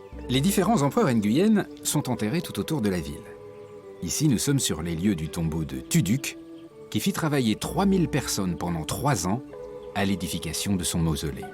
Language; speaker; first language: French; native; French